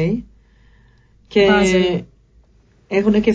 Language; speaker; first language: Greek; non-native, learner; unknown